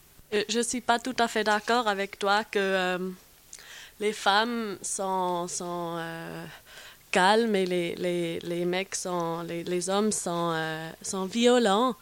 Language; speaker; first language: French; non-native, fluent; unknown